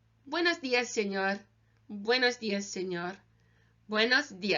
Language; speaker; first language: Spanish; non-native, learner; English